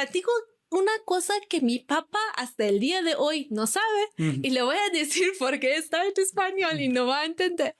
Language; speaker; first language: Spanish; non-native, fluent; Persian